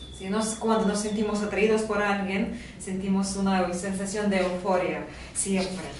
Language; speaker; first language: Spanish; non-native, fluent; Russian